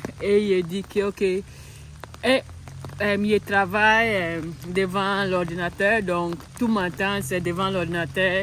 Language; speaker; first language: French; non-native, learner; English